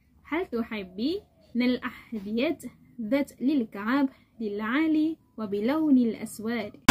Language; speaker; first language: Arabic; non-native, learner; Malay